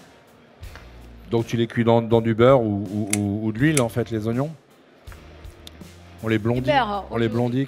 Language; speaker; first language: French; native; French